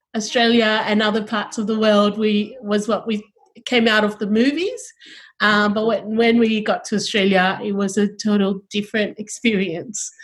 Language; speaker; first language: English; early bilingual, other home language; Tongan